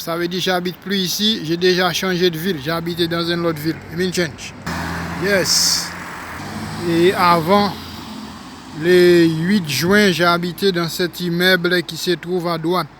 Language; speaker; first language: French; non-native, local second language; Haitian Creole